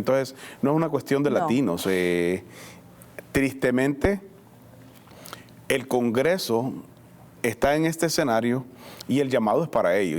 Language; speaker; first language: Spanish; native; Spanish